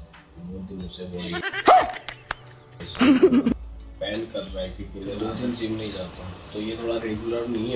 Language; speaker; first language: Hindi; native; Hindi